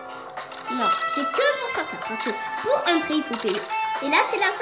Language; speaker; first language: French; native; French